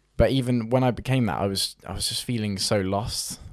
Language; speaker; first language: English; native; English